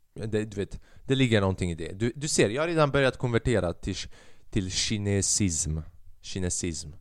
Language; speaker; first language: Swedish; early bilingual, other home language; Albanian